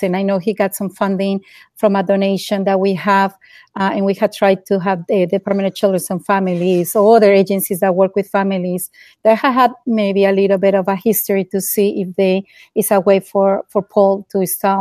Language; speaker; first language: English; non-native, fluent; Spanish